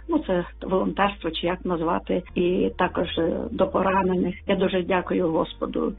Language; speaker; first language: Ukrainian; non-native, local second language; Russian